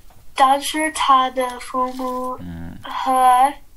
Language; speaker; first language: Chinese; non-native, learner; English